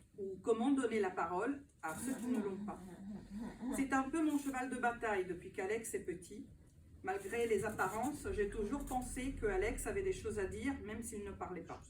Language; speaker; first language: French; non-native, fluent; Italian